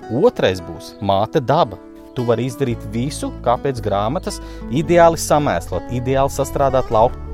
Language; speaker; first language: Latvian; native; Latvian